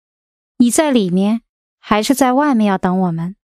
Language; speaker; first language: Chinese; non-native, learner; English